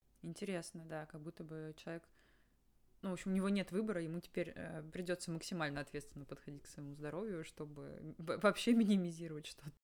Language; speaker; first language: Russian; native; Russian